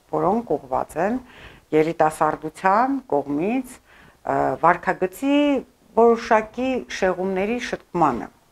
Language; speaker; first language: Armenian; early bilingual, heritage; Armenian